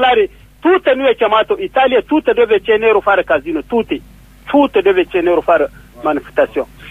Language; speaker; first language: Italian; non-native, learner; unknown